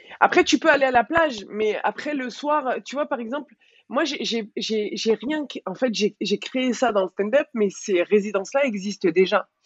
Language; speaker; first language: French; early bilingual, other home language; Arabic